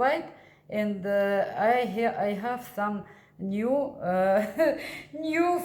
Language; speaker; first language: English; non-native, learner; Russian